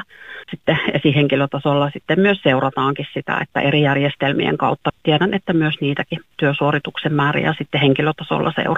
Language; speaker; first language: Finnish; native; Finnish